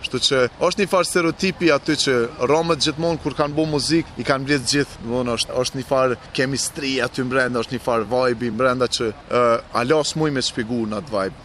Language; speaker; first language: Albanian; non-native, local second language; Romany